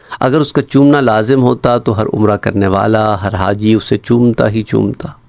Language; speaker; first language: Urdu; native; Urdu